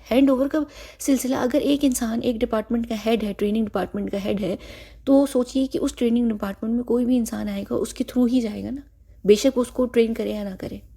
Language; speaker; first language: Hindi; native; Hindi